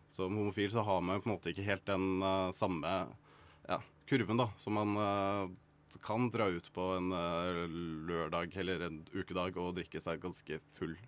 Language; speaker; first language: Norwegian; native; Norwegian